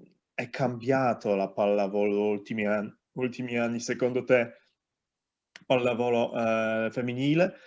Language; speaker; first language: Italian; non-native, learner; Polish